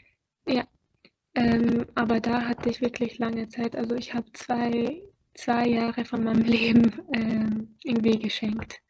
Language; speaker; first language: German; non-native, fluent; Arabic